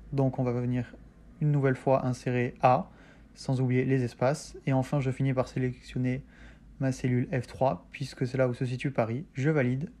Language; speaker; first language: French; native; French